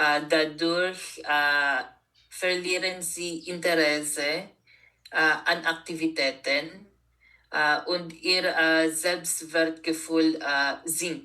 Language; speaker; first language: German; non-native, learner; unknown